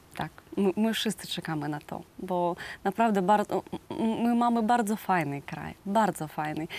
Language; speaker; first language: Polish; non-native, learner; Ukrainian